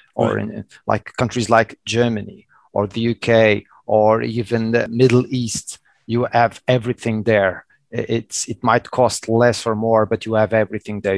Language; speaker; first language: English; non-native, fluent; Portuguese